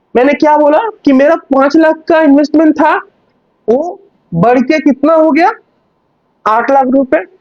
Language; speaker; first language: Hindi; non-native, local second language; Bangla